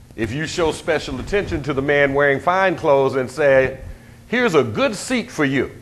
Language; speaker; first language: English; native; English